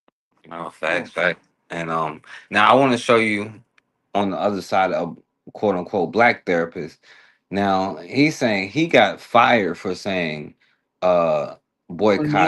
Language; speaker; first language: English; native; English